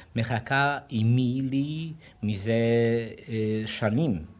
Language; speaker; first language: Hebrew; non-native, fluent; Polish